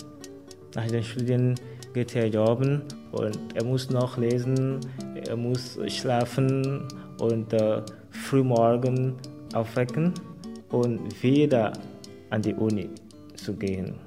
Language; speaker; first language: German; non-native, fluent; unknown